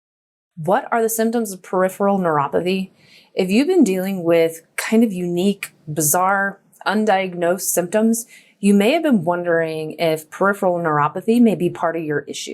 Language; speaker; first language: English; native; English